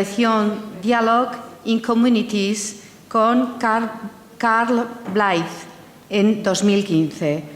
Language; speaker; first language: Spanish; native; Spanish